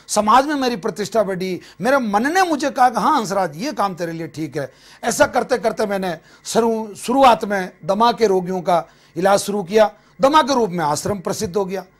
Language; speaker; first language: Hindi; native; Hindi